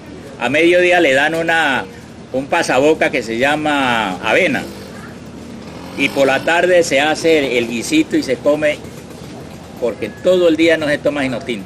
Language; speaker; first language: Spanish; native; Spanish